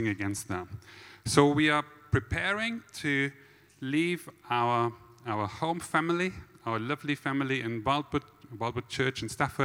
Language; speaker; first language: English; non-native, fluent; German